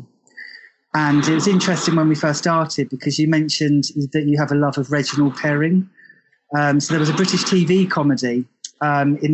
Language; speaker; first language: English; native; English